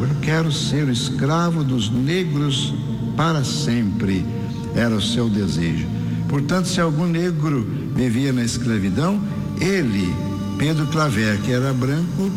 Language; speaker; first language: Portuguese; native; Portuguese